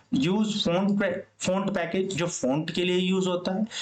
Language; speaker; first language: Hindi; native; Hindi